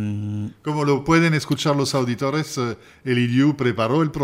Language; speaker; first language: Spanish; native; Spanish